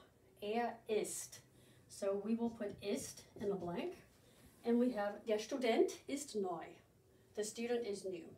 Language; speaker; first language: German; non-native, fluent; English